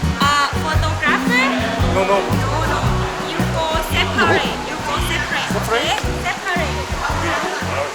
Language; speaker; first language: English; non-native, learner; Thai